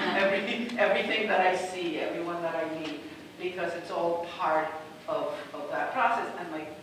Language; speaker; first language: English; non-native, fluent; Spanish